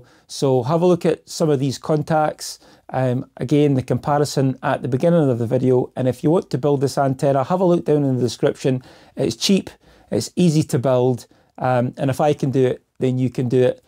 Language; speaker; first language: English; native; English